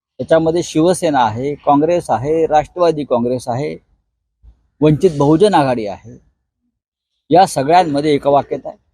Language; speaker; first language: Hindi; non-native, local second language; Marathi